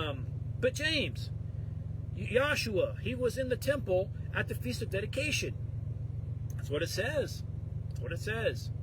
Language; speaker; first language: English; native; English